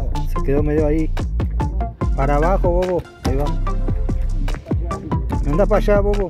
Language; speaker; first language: Spanish; native; Spanish